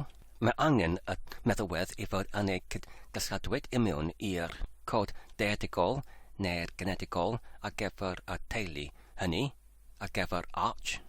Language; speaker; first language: Welsh; non-native, learner; English